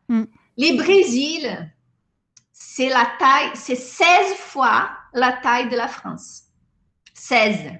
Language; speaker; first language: French; non-native, fluent; Portuguese